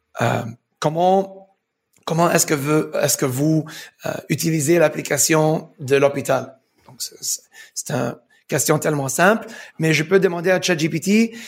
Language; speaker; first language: French; non-native, fluent; English